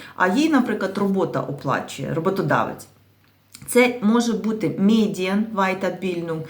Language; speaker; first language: Ukrainian; native; Ukrainian